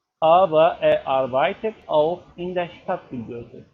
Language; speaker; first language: German; non-native, learner; Turkish